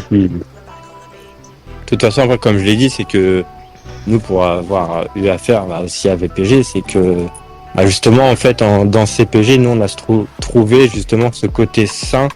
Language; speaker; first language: French; native; French